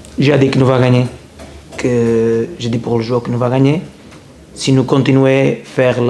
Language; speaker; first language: French; non-native, learner; Portuguese